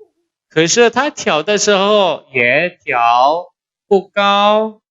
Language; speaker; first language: Chinese; non-native, fluent; Indonesian